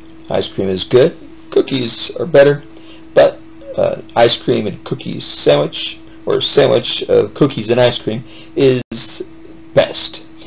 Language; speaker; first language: English; native; English